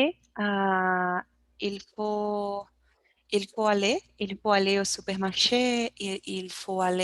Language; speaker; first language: French; non-native, learner; Portuguese